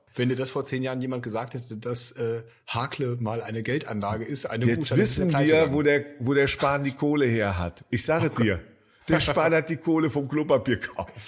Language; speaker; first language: German; native; German